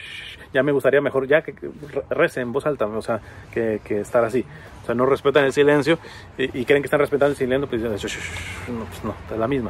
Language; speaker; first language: Spanish; native; Spanish